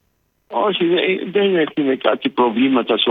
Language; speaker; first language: Greek; non-native, local second language; Arabic